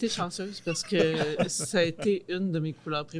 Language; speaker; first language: French; native; French